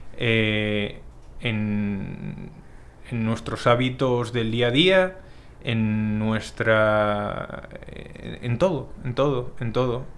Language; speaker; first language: Spanish; native; Spanish